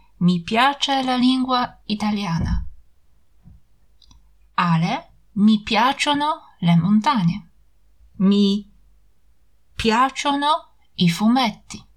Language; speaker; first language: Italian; non-native, fluent; Polish